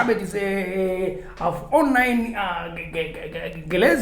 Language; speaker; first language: German; non-native, learner; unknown